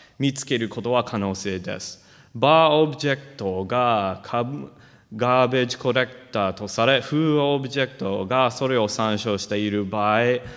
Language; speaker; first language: Japanese; non-native, fluent; English